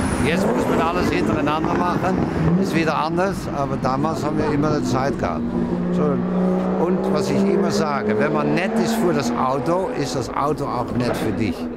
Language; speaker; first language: German; non-native, fluent; Dutch